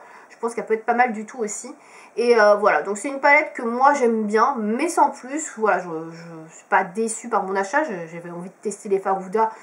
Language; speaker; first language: French; native; French